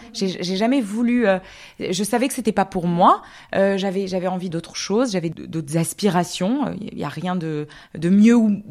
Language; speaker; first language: French; native; French